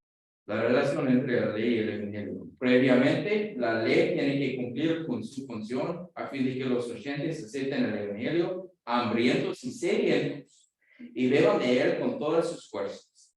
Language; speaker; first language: Spanish; non-native, fluent; English